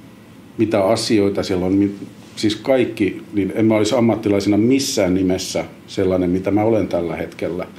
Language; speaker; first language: Finnish; native; Finnish